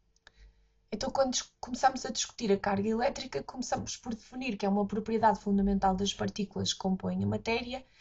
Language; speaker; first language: Portuguese; native; Portuguese